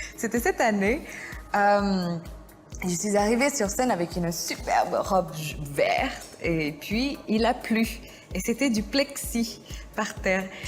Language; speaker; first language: French; non-native, fluent; Indonesian